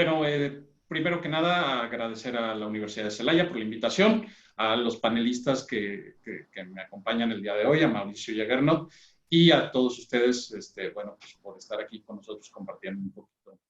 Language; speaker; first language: Spanish; native; Spanish